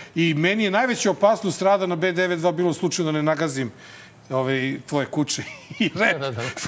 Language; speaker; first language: Serbian; native; Serbian